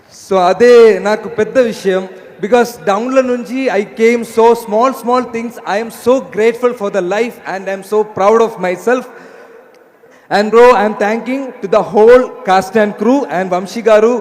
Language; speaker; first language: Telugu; non-native, learner; Malayalam